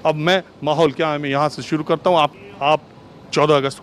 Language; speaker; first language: Hindi; native; Hindi